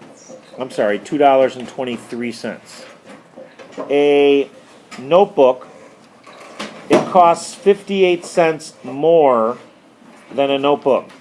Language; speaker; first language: English; native; English